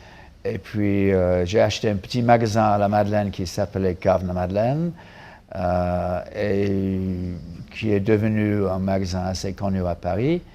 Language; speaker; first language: French; non-native, fluent; English